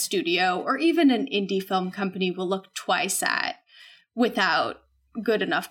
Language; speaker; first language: English; native; English